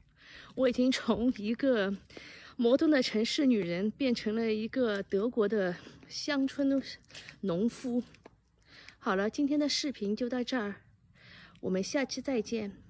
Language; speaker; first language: Chinese; native; Chinese